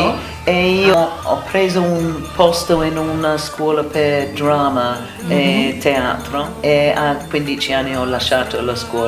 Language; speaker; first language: Italian; non-native, learner; English